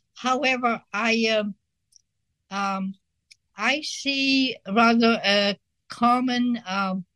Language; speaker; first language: English; non-native, fluent; Swiss German